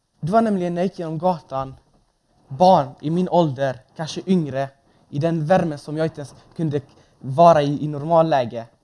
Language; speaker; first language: Swedish; early bilingual, other home language; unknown